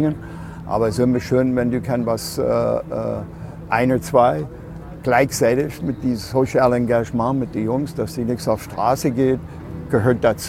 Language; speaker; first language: German; non-native, fluent; English